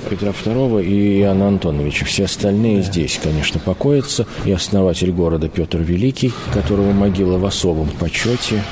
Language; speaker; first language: Russian; native; Russian